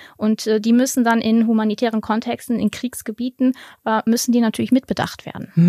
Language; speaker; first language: German; native; German